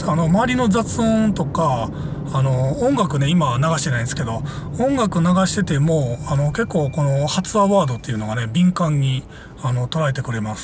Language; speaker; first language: Japanese; native; Japanese